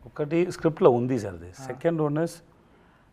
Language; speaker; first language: Telugu; non-native, learner; Tamil